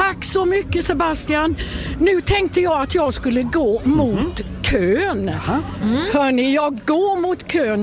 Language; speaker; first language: Swedish; native; Swedish